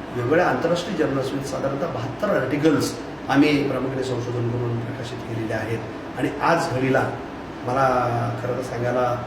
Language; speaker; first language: Marathi; non-native, local second language; Lambadi